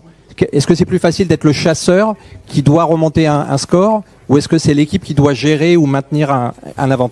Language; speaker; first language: French; native; French